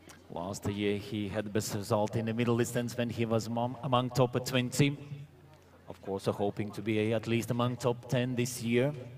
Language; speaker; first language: English; non-native, fluent; Latvian